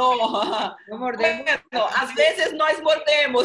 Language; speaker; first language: Spanish; non-native, learner; Portuguese